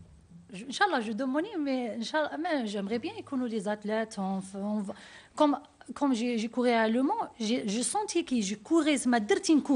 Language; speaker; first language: French; non-native, learner; Arabic